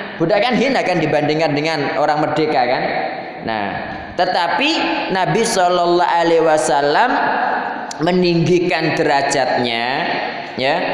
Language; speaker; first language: Indonesian; non-native, local second language; Javanese